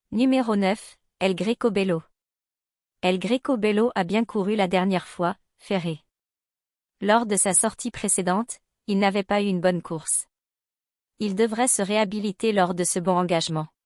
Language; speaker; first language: French; native; French